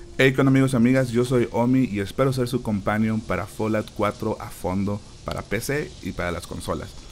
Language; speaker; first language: Spanish; native; Spanish